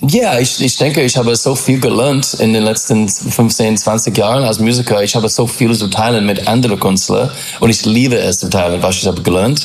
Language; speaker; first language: German; non-native, learner; English